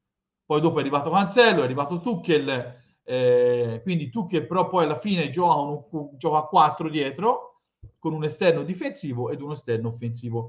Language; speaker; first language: Italian; native; Italian